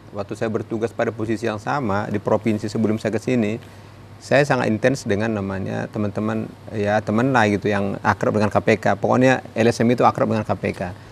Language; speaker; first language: Indonesian; native; Indonesian